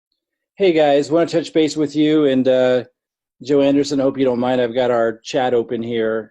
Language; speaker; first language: English; native; English